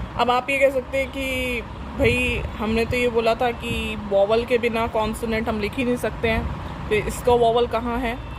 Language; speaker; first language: Hindi; native; Hindi